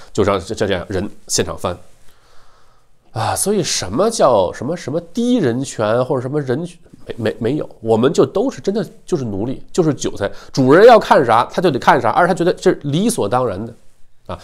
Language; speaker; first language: Chinese; native; Chinese